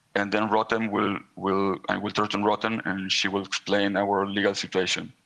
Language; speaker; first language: English; non-native, fluent; Hebrew